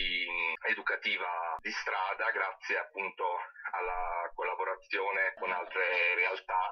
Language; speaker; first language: Italian; native; Italian